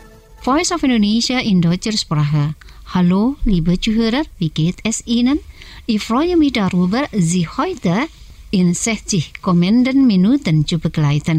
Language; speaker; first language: German; non-native, fluent; Indonesian